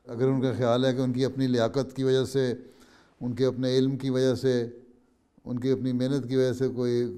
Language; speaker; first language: Urdu; native; Urdu